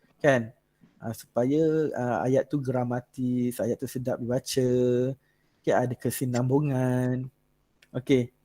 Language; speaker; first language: Malay; native; Malay